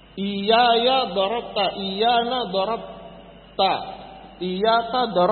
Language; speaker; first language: Arabic; non-native, learner; Indonesian